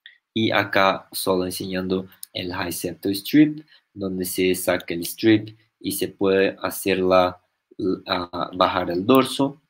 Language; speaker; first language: Spanish; non-native, fluent; Portuguese